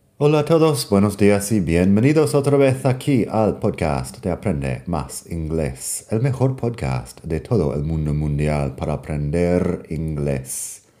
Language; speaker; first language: Spanish; non-native, fluent; English